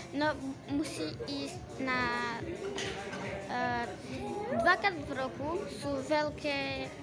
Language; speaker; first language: Slovak; early bilingual, heritage; Slovak